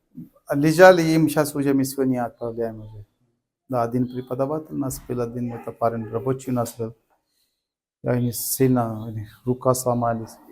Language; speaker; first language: Russian; non-native, learner; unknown